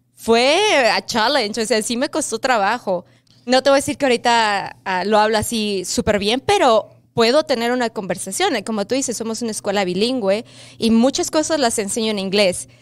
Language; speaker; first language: Spanish; native; Spanish